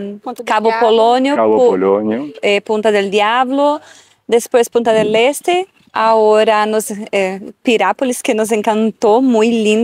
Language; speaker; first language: Spanish; non-native, fluent; Portuguese